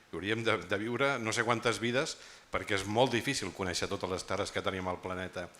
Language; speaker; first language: Catalan; native; Catalan